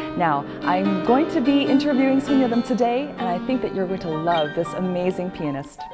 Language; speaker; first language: English; native; English